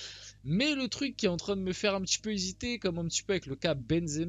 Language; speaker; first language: French; early bilingual, other home language; Portuguese